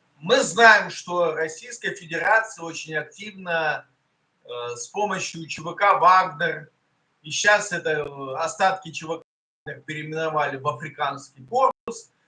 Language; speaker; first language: Russian; native; Russian